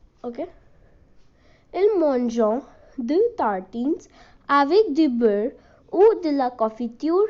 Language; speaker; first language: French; non-native, learner; Hindi